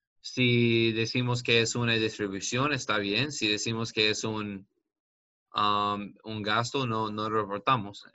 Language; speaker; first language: Spanish; non-native, learner; English